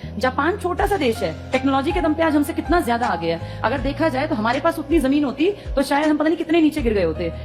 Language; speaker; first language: Hindi; native; Hindi